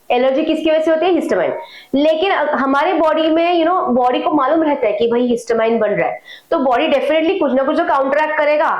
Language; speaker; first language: Hindi; non-native, local second language; Marathi